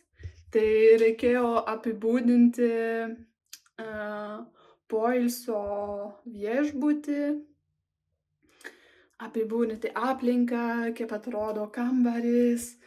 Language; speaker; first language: Lithuanian; non-native, learner; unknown